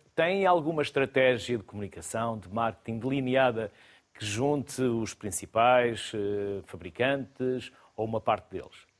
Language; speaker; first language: Portuguese; native; Portuguese